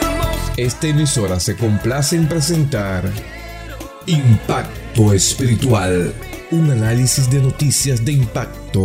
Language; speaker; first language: Spanish; native; Spanish